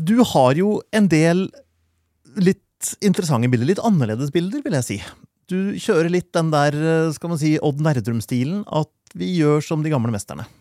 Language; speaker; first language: Norwegian; native; Norwegian